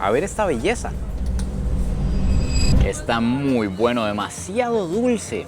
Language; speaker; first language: Spanish; native; Spanish